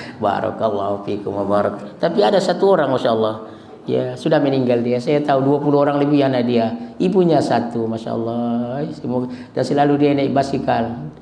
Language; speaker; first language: Malay; native; Malay